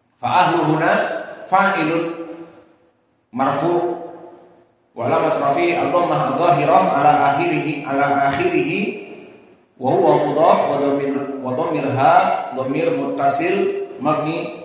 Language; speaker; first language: Arabic; non-native, learner; Indonesian